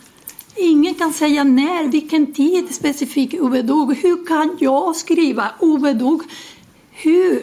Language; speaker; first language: Swedish; non-native, learner; Spanish